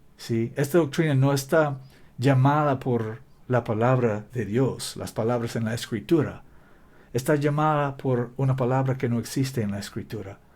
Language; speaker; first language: Spanish; non-native, fluent; English